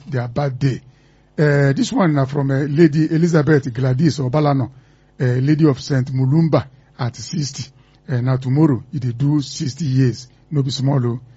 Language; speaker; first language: Nigerian Pidgin; non-native, local second language; Igbo